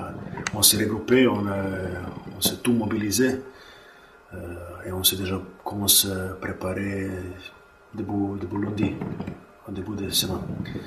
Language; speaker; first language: French; non-native, learner; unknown